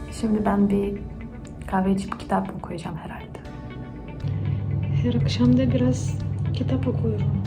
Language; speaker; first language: Turkish; non-native, learner; Russian